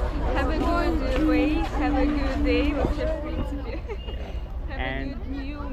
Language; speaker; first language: English; non-native, learner; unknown